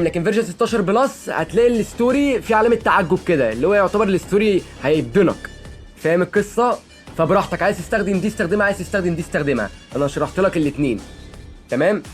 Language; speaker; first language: Arabic; native; Arabic